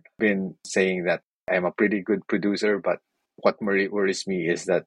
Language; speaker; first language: English; non-native, local second language; Filipino